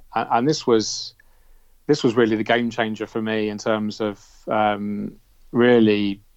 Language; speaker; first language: English; native; English